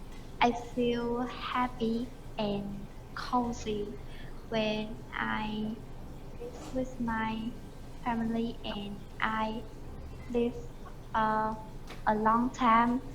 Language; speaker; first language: English; non-native, learner; Vietnamese